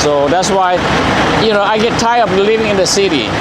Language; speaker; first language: English; non-native, learner; Thai